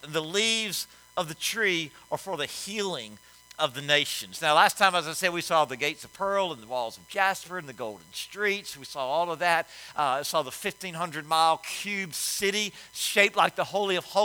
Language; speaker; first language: English; native; English